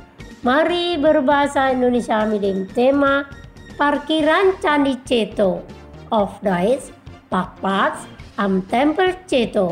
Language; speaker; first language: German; non-native, learner; Indonesian